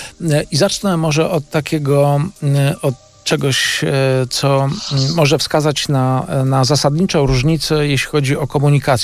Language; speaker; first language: Polish; native; Polish